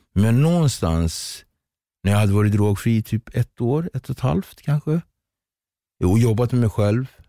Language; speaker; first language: Swedish; early bilingual, other home language; Kabuverdianu